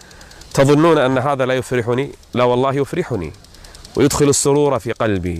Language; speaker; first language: Arabic; native; Arabic